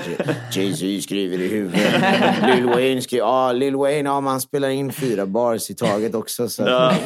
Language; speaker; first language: Swedish; non-native, local second language; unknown